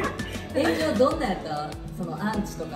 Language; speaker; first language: Japanese; native; Japanese